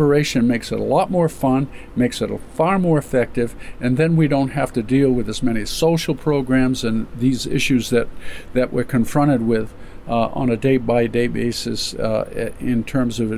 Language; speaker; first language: English; native; English